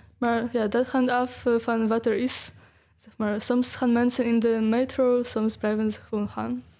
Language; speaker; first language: Dutch; non-native, fluent; Ukrainian